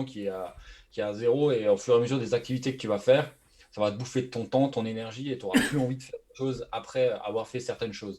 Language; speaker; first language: French; native; French